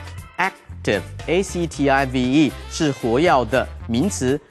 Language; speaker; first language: Chinese; native; Chinese